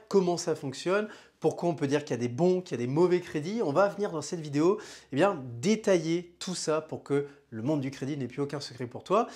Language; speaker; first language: French; native; French